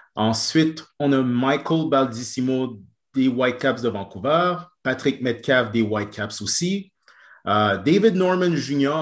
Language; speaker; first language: French; native; French